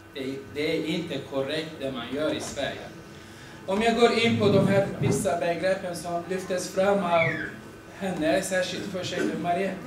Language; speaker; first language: Swedish; non-native, fluent; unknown